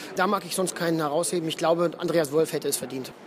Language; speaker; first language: German; native; German